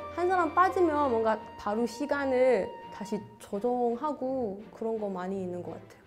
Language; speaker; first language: Korean; non-native, fluent; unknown